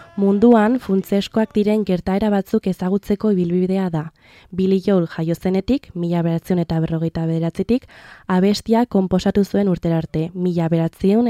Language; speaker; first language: Basque; native; Basque